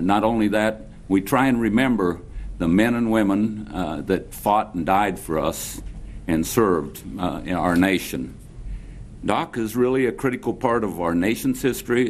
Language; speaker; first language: English; native; English